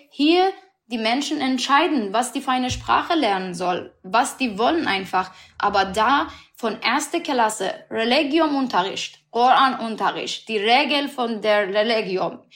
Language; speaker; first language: German; non-native, learner; Persian